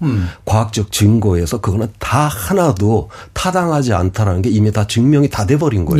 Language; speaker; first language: Korean; native; Korean